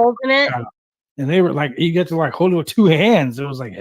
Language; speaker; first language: English; native; English